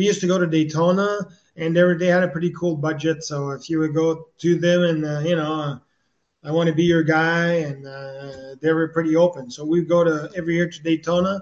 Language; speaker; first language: English; non-native, fluent; French